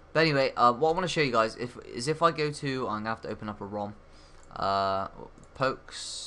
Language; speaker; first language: English; native; English